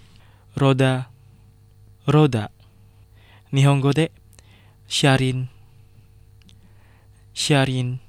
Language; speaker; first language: Japanese; non-native, fluent; Indonesian